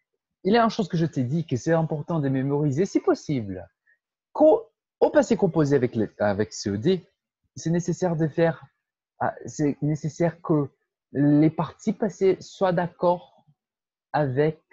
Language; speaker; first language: French; non-native, fluent; Portuguese